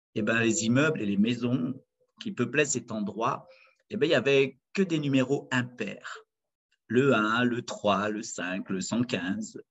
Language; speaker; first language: French; native; French